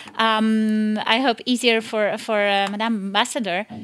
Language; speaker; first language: English; non-native, fluent; Lithuanian